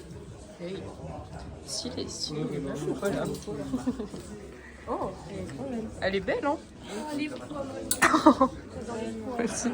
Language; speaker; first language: French; native; French